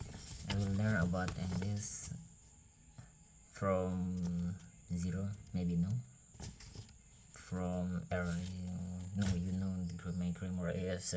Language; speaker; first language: English; non-native, learner; Indonesian